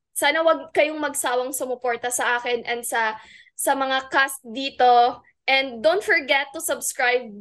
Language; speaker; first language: Filipino; non-native, local second language; Cebuano